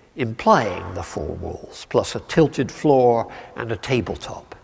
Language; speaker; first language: English; native; English